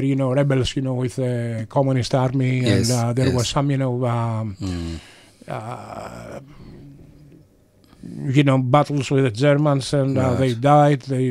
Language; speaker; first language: English; non-native, fluent; Greek